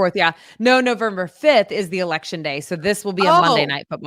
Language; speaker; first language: English; native; English